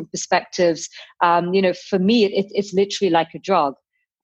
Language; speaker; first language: English; native; English